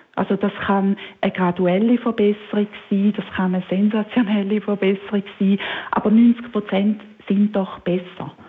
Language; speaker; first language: German; native; German